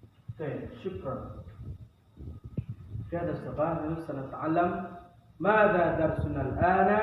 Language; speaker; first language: Arabic; non-native, fluent; Indonesian